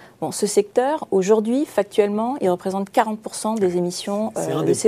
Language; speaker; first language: French; native; French